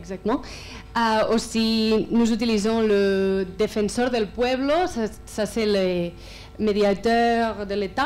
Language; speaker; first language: French; non-native, fluent; Spanish